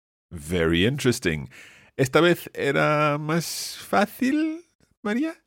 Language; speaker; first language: Spanish; native; Spanish